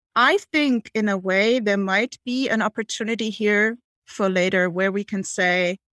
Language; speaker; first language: English; non-native, fluent; German